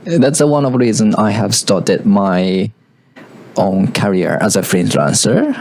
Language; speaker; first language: English; non-native, learner; Japanese